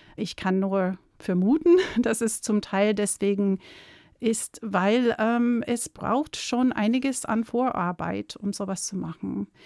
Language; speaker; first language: German; non-native, fluent; English